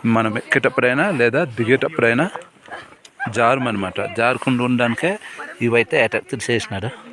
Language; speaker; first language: Telugu; native; Telugu